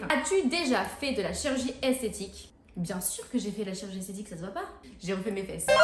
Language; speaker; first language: French; native; French